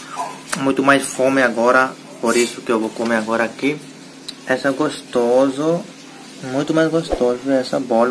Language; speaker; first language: Portuguese; non-native, learner; Hindi